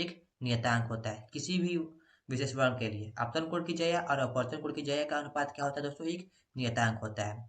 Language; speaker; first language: Hindi; native; Hindi